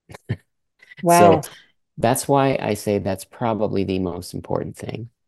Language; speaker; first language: English; early bilingual, other home language; French